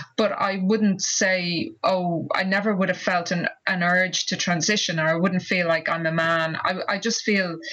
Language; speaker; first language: English; native; English